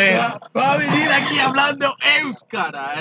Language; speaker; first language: Spanish; native; Spanish